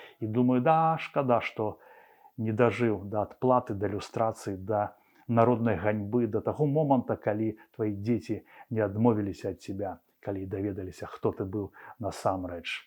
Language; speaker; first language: Belarusian; non-native, local second language; Russian